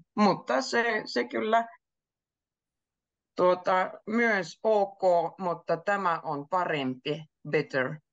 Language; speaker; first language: Finnish; native; Finnish